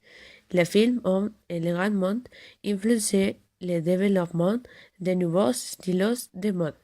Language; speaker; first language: French; non-native, learner; Spanish